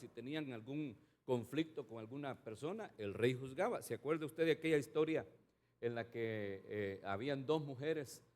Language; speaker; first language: Spanish; native; Spanish